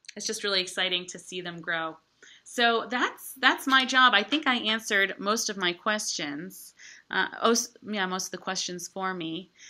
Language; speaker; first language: English; native; English